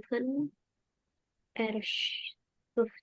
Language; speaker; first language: German; non-native, learner; Indonesian